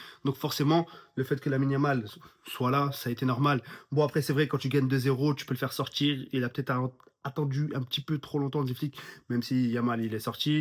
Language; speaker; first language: French; native; French